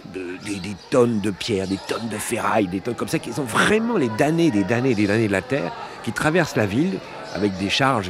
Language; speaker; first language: French; native; French